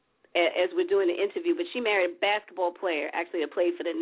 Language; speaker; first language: English; native; English